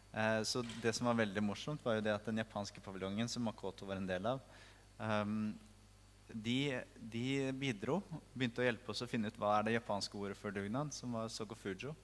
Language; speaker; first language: Norwegian; native; Norwegian